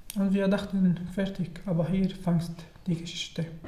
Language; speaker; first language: German; non-native, learner; Arabic